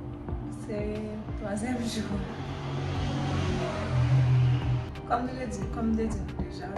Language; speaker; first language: French; non-native, learner; Haitian Creole